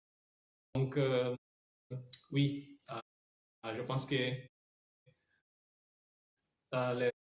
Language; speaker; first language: French; non-native, learner; Portuguese